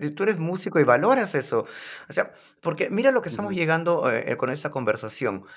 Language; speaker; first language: Spanish; native; Spanish